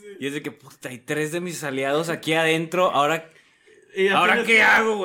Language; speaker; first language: Spanish; native; Spanish